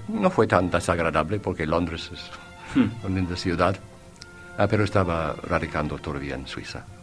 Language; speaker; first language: Spanish; non-native, fluent; English